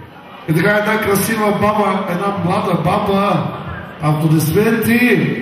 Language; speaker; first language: Bulgarian; non-native, local second language; Turkish